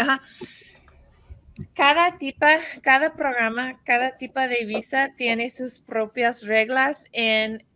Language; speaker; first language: Spanish; non-native, fluent; English